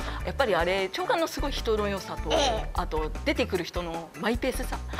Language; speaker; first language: Japanese; native; Japanese